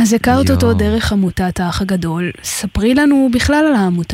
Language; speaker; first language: Hebrew; native; Hebrew